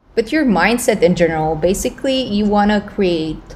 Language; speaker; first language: English; non-native, fluent; Romanian